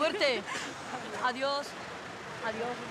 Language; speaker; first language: Spanish; non-native, local second language; Arabic